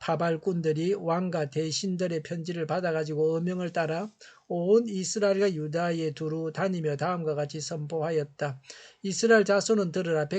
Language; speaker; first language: Korean; native; Korean